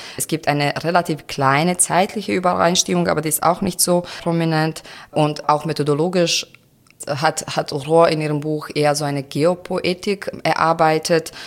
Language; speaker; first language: German; non-native, fluent; Croatian